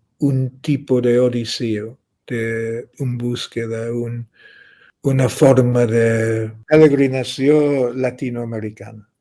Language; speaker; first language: Spanish; non-native, fluent; English